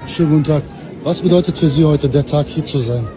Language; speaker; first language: German; native; German